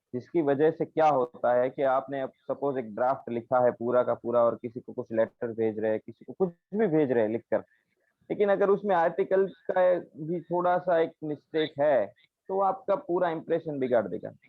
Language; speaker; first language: Hindi; non-native, local second language; Gujarati